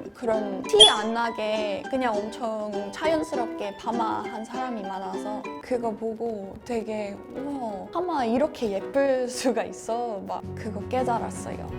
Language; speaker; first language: Korean; non-native, fluent; English